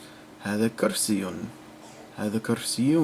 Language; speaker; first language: Arabic; non-native, fluent; English